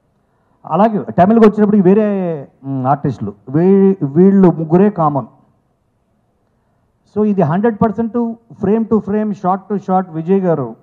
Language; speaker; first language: Telugu; native; Telugu